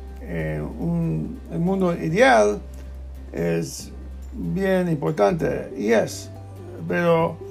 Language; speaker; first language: Spanish; non-native, learner; English